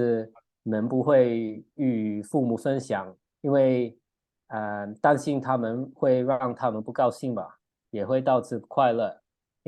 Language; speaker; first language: Chinese; early bilingual, heritage; English